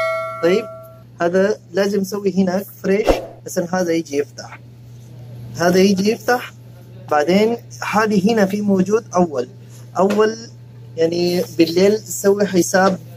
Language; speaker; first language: Arabic; non-native, learner; Urdu